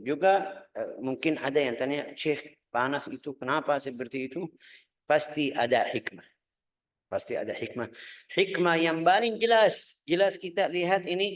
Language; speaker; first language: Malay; non-native, fluent; Arabic